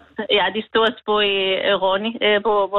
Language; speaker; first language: Danish; non-native, learner; Kurdish